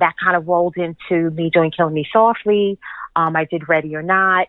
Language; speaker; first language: English; native; English